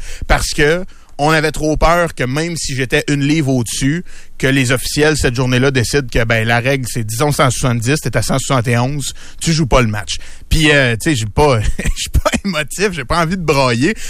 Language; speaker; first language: French; native; French